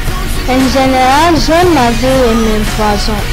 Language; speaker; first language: French; non-native, learner; English